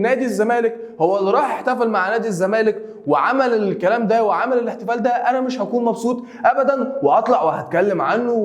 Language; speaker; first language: Arabic; native; Arabic